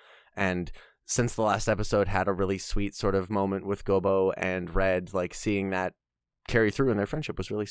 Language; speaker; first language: English; native; English